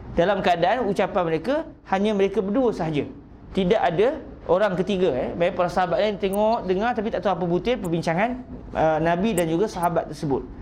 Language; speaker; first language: Malay; native; Malay